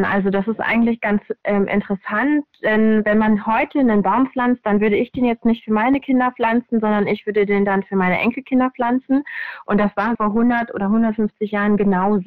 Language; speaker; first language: German; native; German